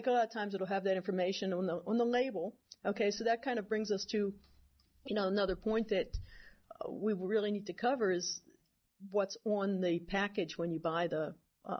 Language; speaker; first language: English; native; English